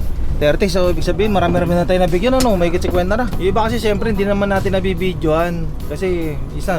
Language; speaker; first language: Filipino; native; Filipino